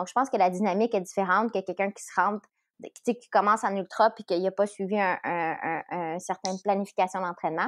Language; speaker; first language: French; native; French